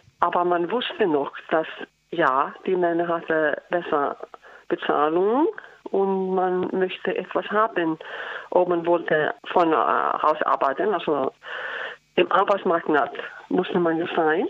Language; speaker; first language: German; non-native, learner; Icelandic